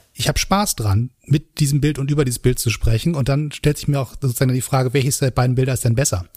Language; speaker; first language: German; native; German